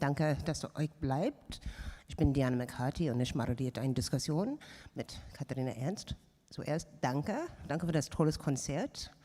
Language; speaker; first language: German; non-native, learner; English